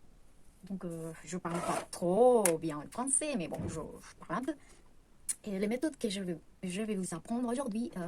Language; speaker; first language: French; non-native, fluent; Spanish